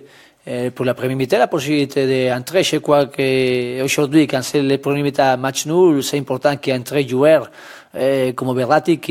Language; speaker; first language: French; non-native, learner; Spanish